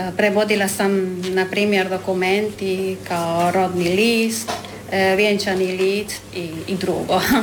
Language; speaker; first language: Croatian; non-native, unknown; Spanish